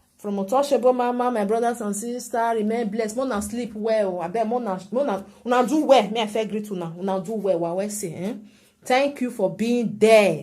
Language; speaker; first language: Nigerian Pidgin; native; Nigerian Pidgin